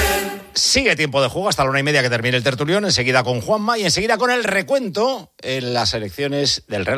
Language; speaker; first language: Spanish; native; Spanish